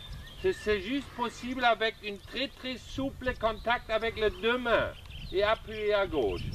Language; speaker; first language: French; non-native, learner; German